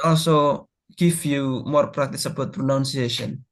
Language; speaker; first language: English; non-native, fluent; Indonesian